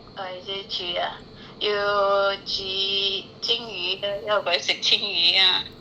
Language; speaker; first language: Cantonese; non-native, learner; Indonesian